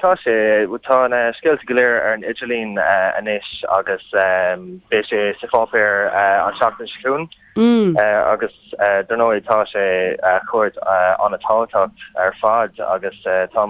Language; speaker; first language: Irish; non-native, learner; English